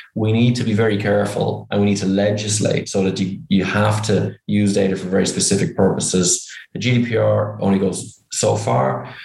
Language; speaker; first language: English; native; English